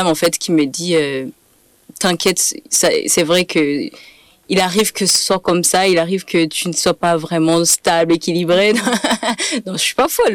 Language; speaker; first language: French; non-native, local second language; Rundi